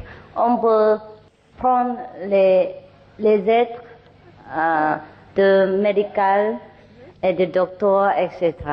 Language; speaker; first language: French; non-native, learner; Vietnamese